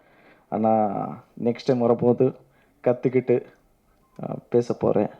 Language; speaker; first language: Tamil; non-native, learner; Kannada